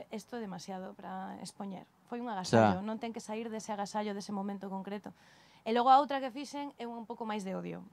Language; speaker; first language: Spanish; native; Spanish